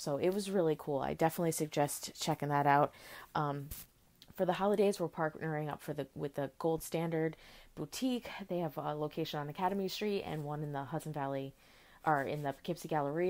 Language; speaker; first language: English; native; English